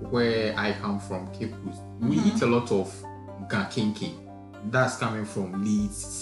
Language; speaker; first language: English; non-native, local second language; Akan